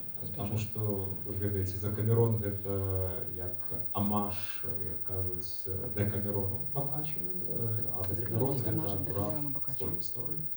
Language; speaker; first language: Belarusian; non-native, local second language; Russian